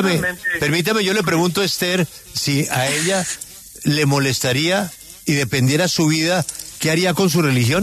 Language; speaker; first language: Spanish; native; Spanish